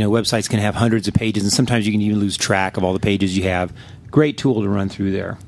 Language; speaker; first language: English; native; English